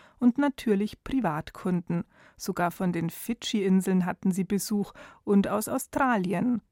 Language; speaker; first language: German; native; German